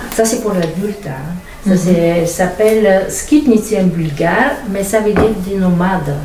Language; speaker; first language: French; non-native, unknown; Bulgarian